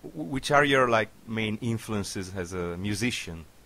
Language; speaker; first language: English; non-native, learner; Italian